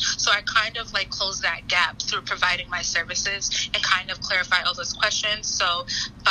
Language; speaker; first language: English; native; English